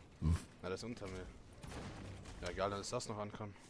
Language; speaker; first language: German; native; German